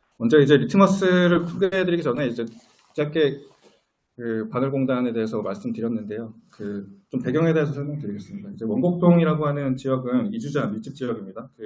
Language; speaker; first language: Korean; native; Korean